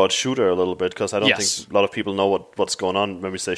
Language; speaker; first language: English; non-native, fluent; German